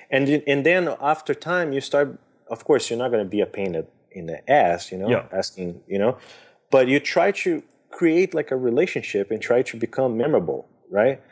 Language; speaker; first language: English; non-native, fluent; Portuguese